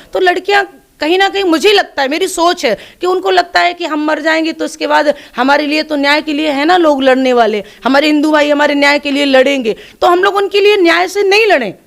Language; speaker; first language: Hindi; native; Hindi